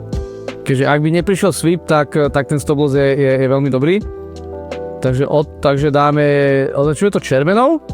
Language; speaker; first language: Slovak; native; Slovak